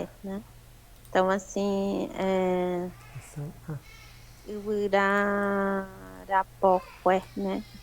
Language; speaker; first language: Portuguese; native; Portuguese